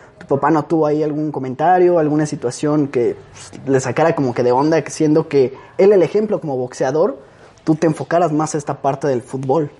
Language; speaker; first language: Spanish; native; Spanish